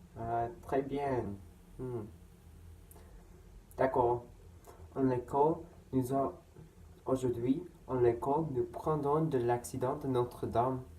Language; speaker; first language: French; non-native, learner; English